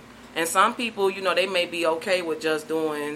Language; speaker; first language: English; native; English